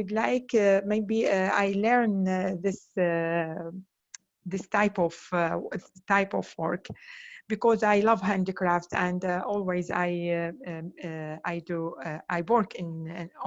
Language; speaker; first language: English; non-native, learner; Arabic